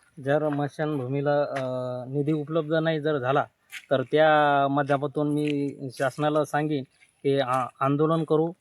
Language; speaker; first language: Marathi; native; Marathi